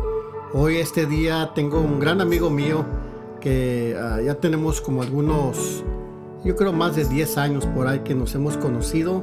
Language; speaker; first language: Spanish; early bilingual, heritage; Spanish